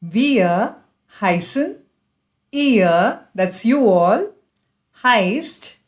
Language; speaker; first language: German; non-native, fluent; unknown